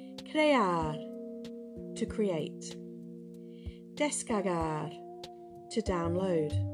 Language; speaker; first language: English; native; English